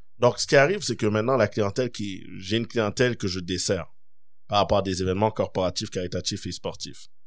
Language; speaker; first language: French; early bilingual, other home language; Kabyle